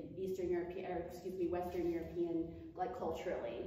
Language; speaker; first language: English; native; English